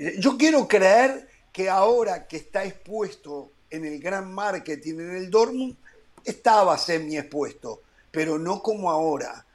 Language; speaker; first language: Spanish; native; Spanish